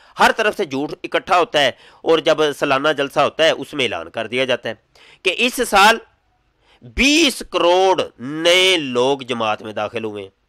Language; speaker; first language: Urdu; non-native, local second language; Punjabi